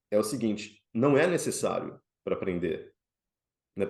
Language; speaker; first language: Portuguese; native; Portuguese